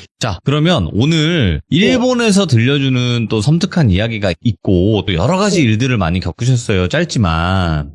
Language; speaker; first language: Korean; native; Korean